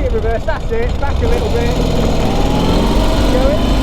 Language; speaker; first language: English; native; English